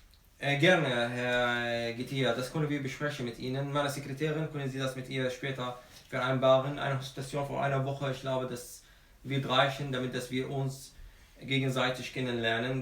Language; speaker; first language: German; non-native, fluent; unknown